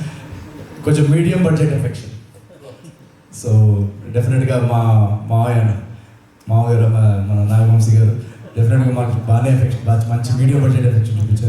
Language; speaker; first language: Telugu; native; Telugu